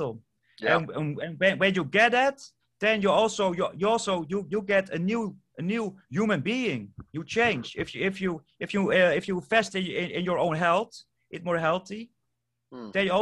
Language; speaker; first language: English; non-native, fluent; Dutch